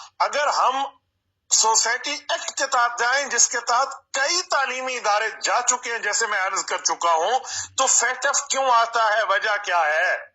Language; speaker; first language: Urdu; non-native, local second language; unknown